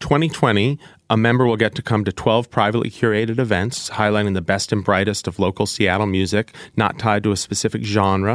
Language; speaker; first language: English; native; English